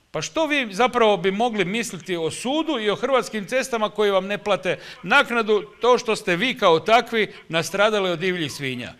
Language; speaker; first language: Serbian; native; Serbian